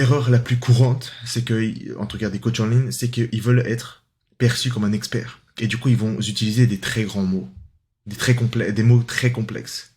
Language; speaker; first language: French; native; French